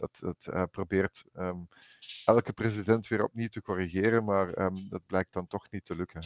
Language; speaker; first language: Dutch; native; Dutch